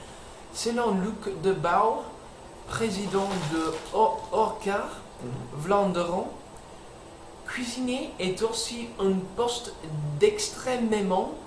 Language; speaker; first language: French; non-native, learner; English